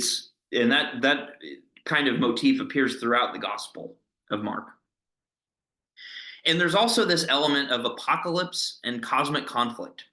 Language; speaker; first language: English; native; English